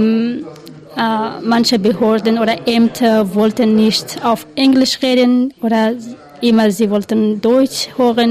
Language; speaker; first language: German; non-native, learner; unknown